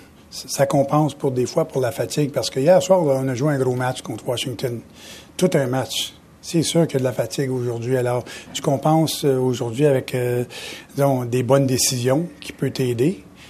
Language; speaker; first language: French; native; French